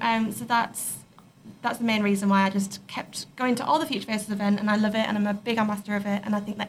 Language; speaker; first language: English; native; English